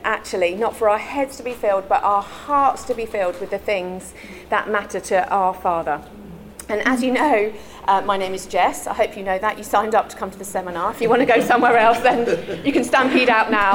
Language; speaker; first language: English; native; English